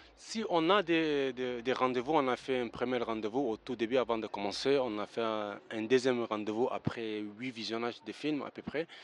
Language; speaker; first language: French; early bilingual, other home language; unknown